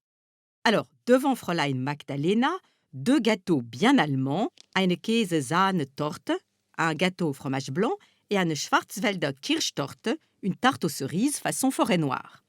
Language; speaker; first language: French; native; French